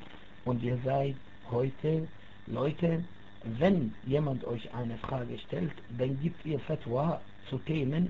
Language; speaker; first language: German; non-native, fluent; Arabic